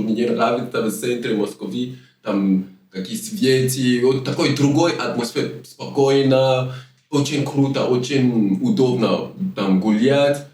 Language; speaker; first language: Russian; non-native, learner; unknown